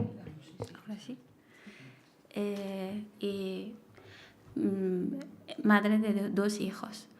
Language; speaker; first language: Spanish; non-native, learner; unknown